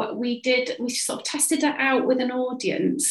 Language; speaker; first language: English; native; English